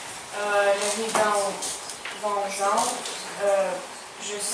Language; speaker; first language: French; non-native, learner; Ukrainian